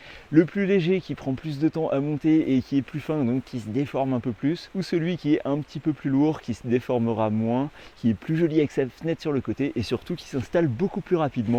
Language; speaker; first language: French; native; French